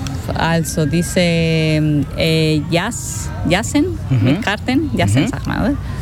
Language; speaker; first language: German; non-native, learner; Spanish